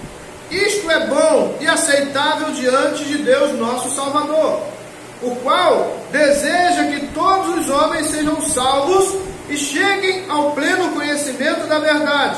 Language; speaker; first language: Portuguese; native; Portuguese